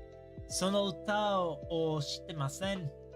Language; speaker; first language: Japanese; non-native, learner; English